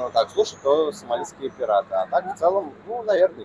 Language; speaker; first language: Russian; native; Russian